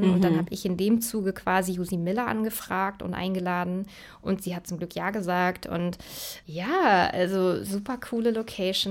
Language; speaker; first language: German; native; German